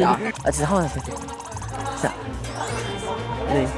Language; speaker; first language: Korean; native; Korean